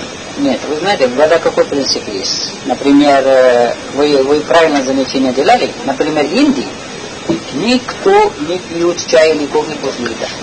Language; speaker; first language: Russian; non-native, learner; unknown